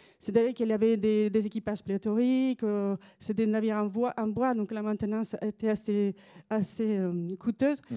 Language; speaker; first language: French; non-native, fluent; Spanish